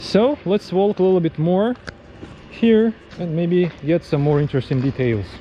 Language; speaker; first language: English; non-native, fluent; Russian